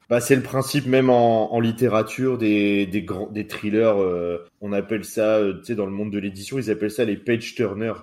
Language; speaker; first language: French; native; French